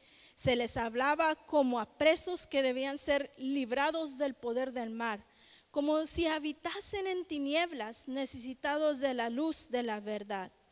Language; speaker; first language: Spanish; native; Spanish